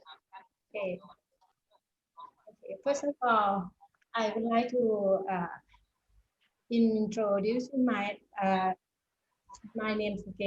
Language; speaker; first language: English; non-native, fluent; Thai